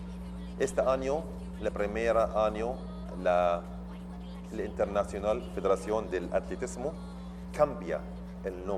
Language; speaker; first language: Spanish; non-native, learner; Arabic